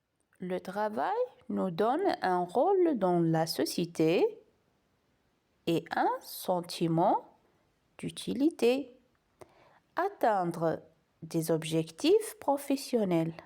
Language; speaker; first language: French; non-native, local second language; Arabic